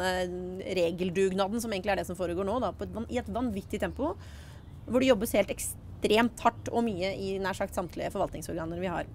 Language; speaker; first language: Norwegian; native; Norwegian